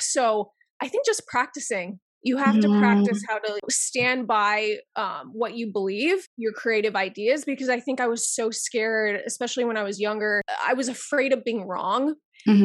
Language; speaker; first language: English; native; English